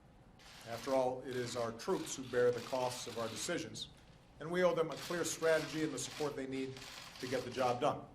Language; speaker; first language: English; native; English